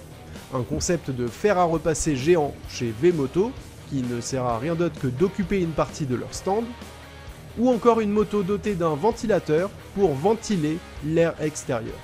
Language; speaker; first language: French; native; French